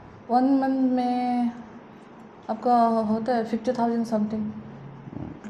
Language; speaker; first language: Hindi; non-native, local second language; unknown